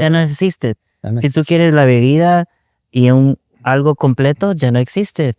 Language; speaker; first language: Spanish; early bilingual, other home language; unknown